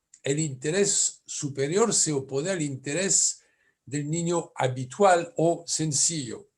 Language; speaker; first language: Spanish; non-native, fluent; French